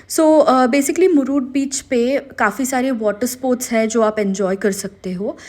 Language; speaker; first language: Hindi; non-native, local second language; Marathi